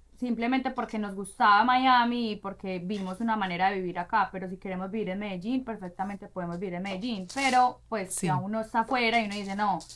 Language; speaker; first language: Spanish; native; Spanish